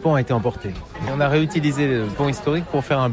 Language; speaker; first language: French; native; French